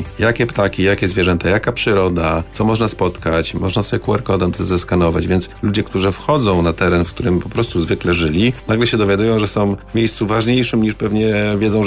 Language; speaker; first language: Polish; native; Polish